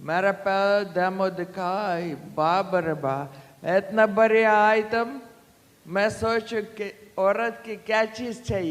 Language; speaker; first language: Hindi; non-native, learner; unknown